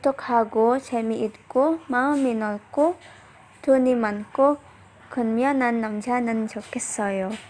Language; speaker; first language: Korean; non-native, learner; Indonesian